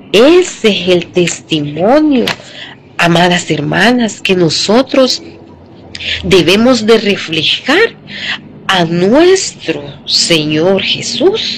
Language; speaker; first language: Spanish; native; Spanish